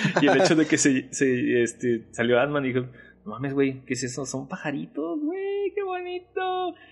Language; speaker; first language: Spanish; native; Spanish